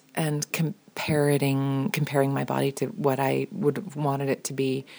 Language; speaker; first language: English; native; English